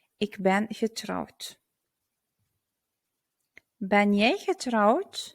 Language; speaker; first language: Dutch; non-native, fluent; Turkish